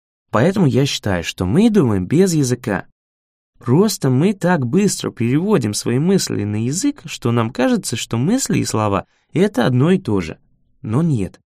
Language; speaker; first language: Russian; non-native, fluent; English